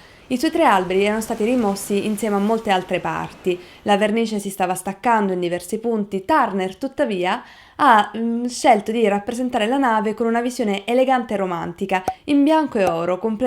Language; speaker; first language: Italian; native; Italian